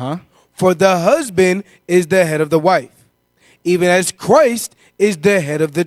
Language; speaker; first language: English; native; English